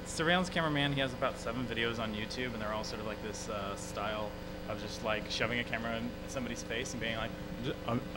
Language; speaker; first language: English; native; English